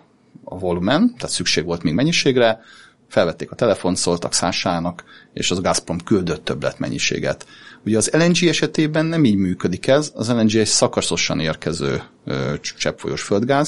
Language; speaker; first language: Hungarian; native; Hungarian